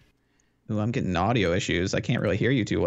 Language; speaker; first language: English; native; English